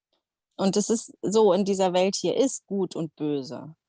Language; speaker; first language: German; non-native, fluent; Dutch